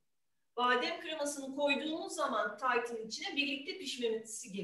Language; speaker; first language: Turkish; native; Turkish